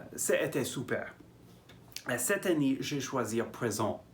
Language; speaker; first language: French; non-native, learner; English